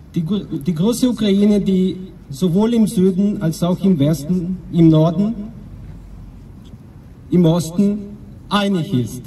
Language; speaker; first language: German; non-native, fluent; Ukrainian